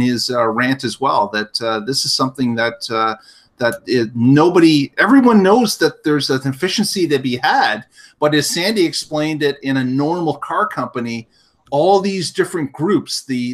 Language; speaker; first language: English; native; English